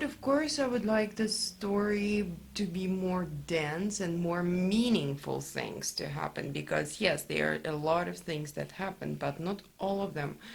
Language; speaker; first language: English; non-native, fluent; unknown